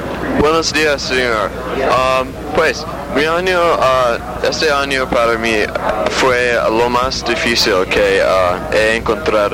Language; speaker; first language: Spanish; non-native, learner; English